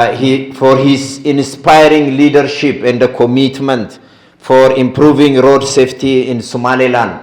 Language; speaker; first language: English; non-native, fluent; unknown